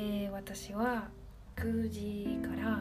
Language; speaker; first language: Japanese; non-native, learner; Spanish